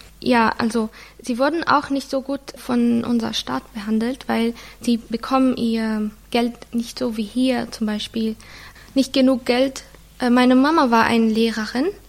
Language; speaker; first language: German; non-native, fluent; Arabic